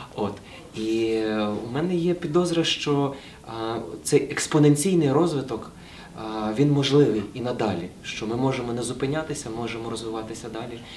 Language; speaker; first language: Ukrainian; native; Ukrainian